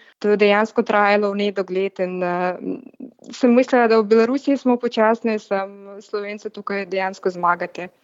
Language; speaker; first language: Slovenian; non-native, fluent; Russian